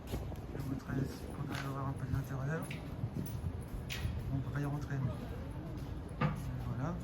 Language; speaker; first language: French; native; French